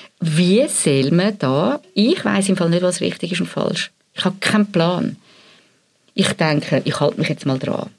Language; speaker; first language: German; native; German